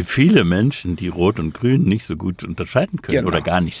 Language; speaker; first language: German; native; German